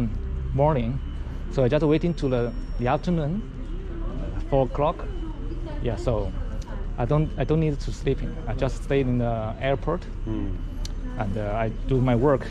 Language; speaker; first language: English; non-native, learner; Chinese